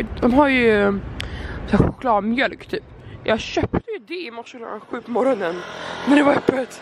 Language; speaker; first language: Swedish; native; Swedish